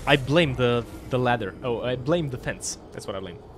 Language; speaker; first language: English; non-native, fluent; Croatian